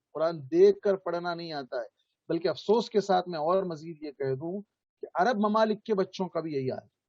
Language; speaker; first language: Urdu; native; Urdu